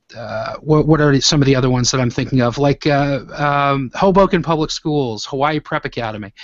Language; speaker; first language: English; native; English